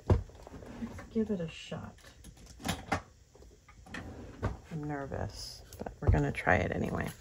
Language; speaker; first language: English; native; English